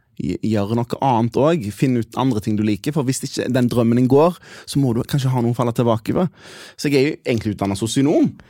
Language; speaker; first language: Norwegian; early bilingual, other home language; Hindi